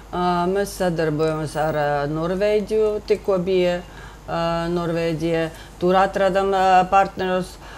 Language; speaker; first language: Latvian; non-native, local second language; Russian